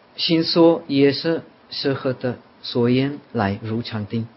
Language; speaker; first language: Chinese; non-native, fluent; Czech